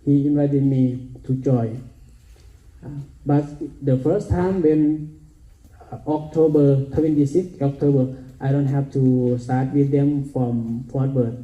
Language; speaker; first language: English; non-native, learner; Thai